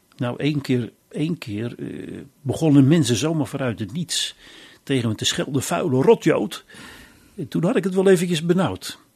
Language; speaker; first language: Dutch; native; Dutch